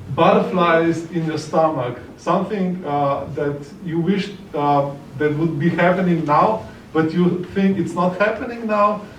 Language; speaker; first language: English; non-native, fluent; Slovenian